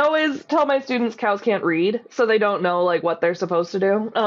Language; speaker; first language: English; native; English